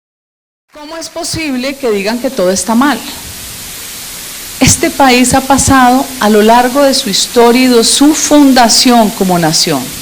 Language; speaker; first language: Spanish; native; Spanish